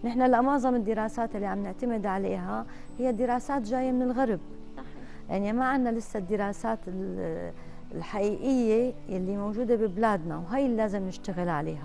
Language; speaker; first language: Arabic; native; Arabic